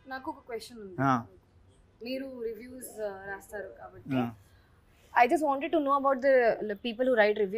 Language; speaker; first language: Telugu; non-native, learner; Hindi